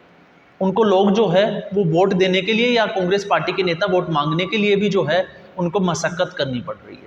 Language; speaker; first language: Hindi; native; Hindi